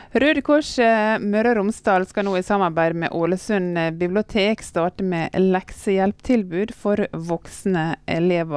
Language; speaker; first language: Norwegian; native; Norwegian